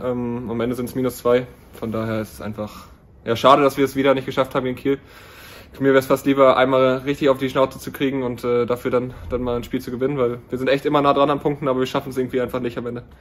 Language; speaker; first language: German; native; German